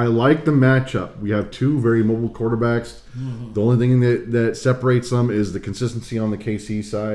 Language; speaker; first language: English; native; English